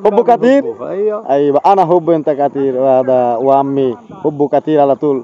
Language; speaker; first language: Arabic; non-native, learner; Bangla